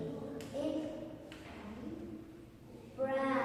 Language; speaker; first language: English; non-native, learner; Vietnamese